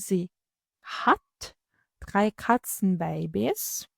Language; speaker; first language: German; non-native, fluent; Ukrainian